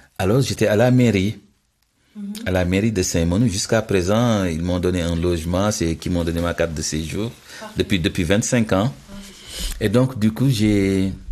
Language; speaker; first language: French; non-native, local second language; Wolof